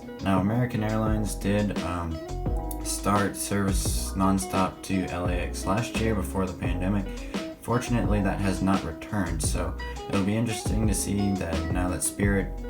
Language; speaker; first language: English; native; English